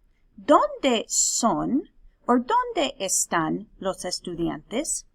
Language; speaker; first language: Spanish; non-native, fluent; English